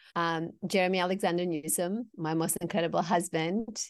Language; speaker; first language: English; non-native, fluent; Russian